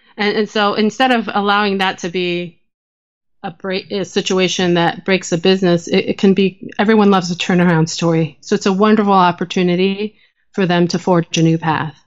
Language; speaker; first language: English; early bilingual, other home language; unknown